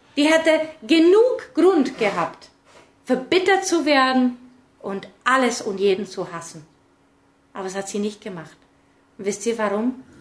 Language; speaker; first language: German; early bilingual, other home language; Czech